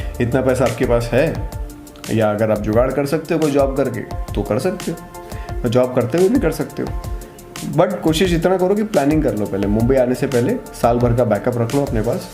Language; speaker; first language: Hindi; native; Hindi